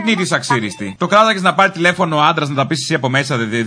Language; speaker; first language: Greek; native; Greek